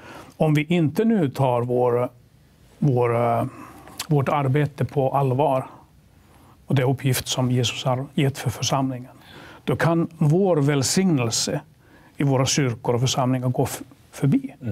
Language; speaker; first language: Swedish; non-native, local second language; Finnish